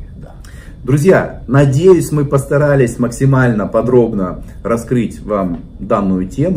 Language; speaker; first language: Russian; native; Russian